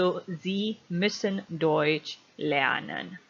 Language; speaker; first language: German; non-native, fluent; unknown